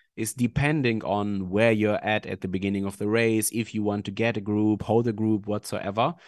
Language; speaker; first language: English; non-native, fluent; German